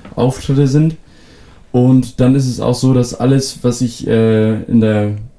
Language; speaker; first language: German; non-native, local second language; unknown